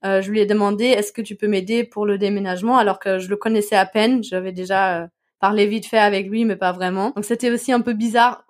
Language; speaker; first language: French; non-native, fluent; German